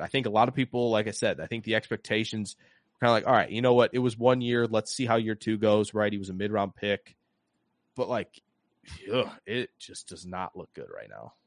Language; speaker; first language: English; native; English